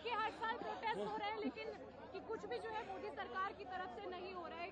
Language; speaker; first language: Hindi; native; Hindi